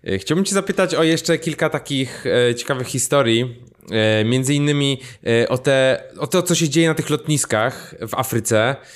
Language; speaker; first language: Polish; native; Polish